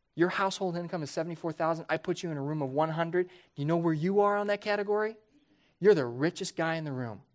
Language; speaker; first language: English; native; English